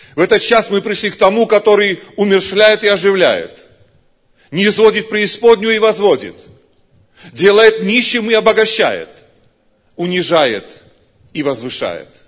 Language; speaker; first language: Russian; non-native, local second language; Georgian